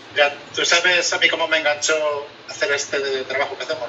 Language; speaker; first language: Spanish; native; Spanish